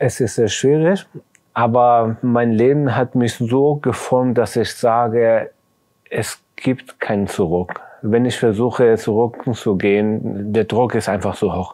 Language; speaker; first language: German; non-native, fluent; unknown